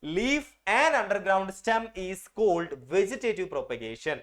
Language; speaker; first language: English; non-native, local second language; Malayalam